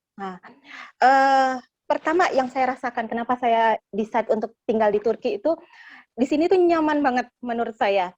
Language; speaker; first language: Indonesian; native; Indonesian